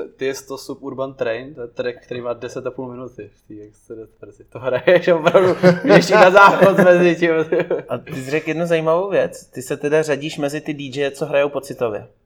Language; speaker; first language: Czech; non-native, fluent; English